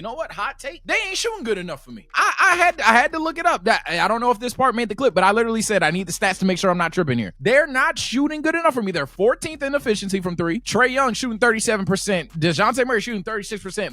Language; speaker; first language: English; native; English